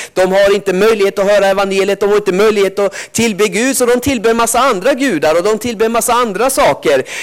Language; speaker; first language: Swedish; early bilingual, other home language; Finnish